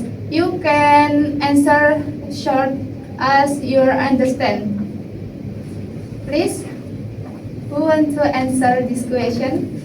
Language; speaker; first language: English; non-native, learner; Indonesian